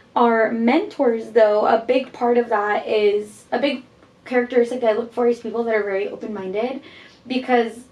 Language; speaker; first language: English; early bilingual, heritage; Spanish